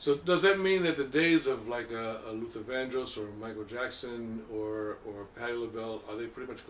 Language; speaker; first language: English; native; English